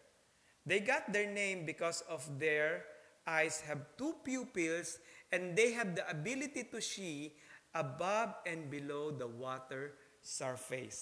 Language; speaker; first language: English; non-native, local second language; Filipino